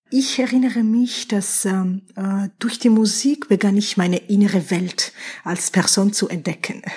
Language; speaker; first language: German; non-native, fluent; Georgian